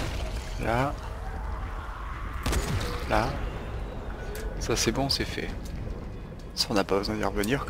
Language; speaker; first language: French; native; French